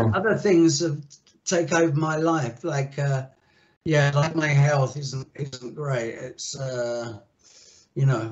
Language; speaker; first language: English; native; English